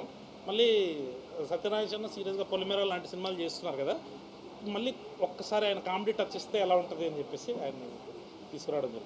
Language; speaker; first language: Telugu; native; Telugu